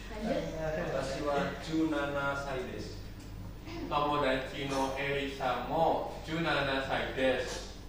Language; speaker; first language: Japanese; non-native, learner; Indonesian